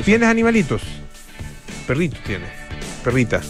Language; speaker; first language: Spanish; native; Spanish